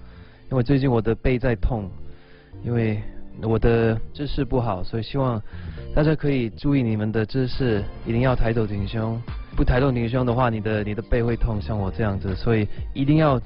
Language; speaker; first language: Chinese; early bilingual, heritage; English